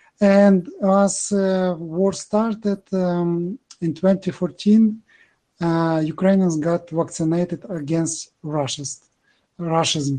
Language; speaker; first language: English; non-native, learner; Ukrainian